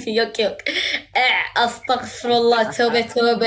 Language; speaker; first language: Turkish; non-native, learner; Arabic